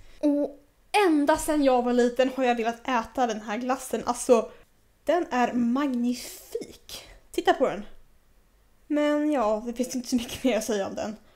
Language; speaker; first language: Swedish; native; Swedish